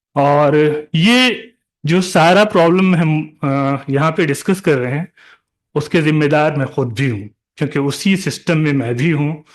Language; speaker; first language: Urdu; native; Urdu